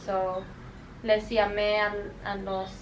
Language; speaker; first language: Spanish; early bilingual, heritage; Spanish